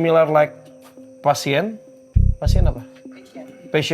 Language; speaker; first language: English; non-native, learner; Indonesian